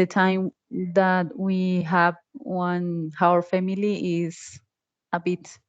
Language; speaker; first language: English; non-native, learner; Spanish